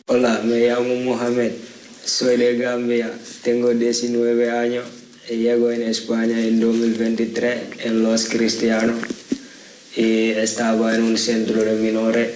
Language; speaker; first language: Spanish; non-native, learner; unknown